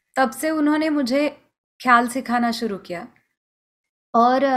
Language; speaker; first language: Hindi; non-native, local second language; Marathi